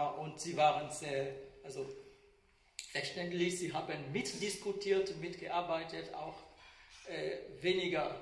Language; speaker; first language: German; non-native, fluent; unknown